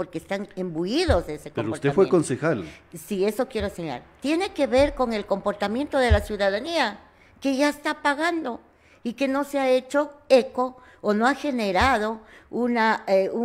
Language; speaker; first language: Spanish; native; Spanish